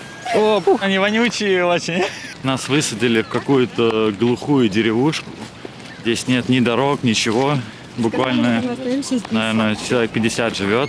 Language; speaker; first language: Russian; native; Russian